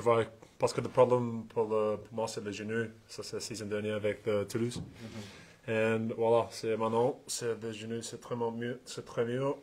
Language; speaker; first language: French; non-native, learner; English